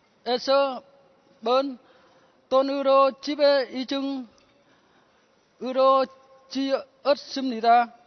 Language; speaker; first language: Korean; non-native, learner; Vietnamese